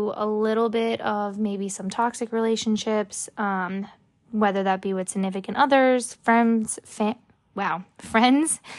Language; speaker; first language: English; native; English